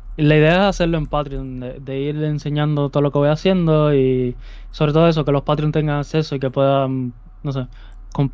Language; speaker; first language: Spanish; native; Spanish